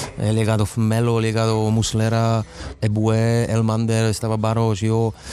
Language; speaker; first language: Spanish; non-native, fluent; Czech